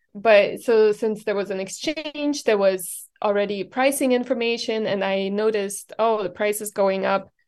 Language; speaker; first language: English; non-native, fluent; German